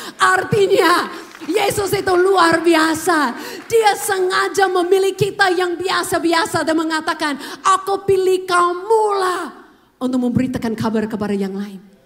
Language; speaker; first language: Indonesian; non-native, fluent; English